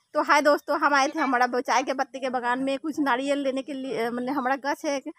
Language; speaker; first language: Hindi; non-native, local second language; Bangla